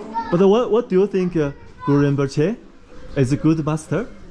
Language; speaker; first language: English; non-native, learner; Chinese